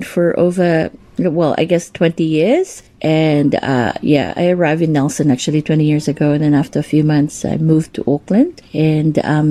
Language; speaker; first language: English; non-native, local second language; Cebuano